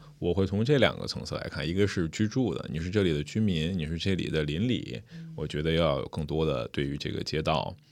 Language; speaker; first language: Chinese; native; Chinese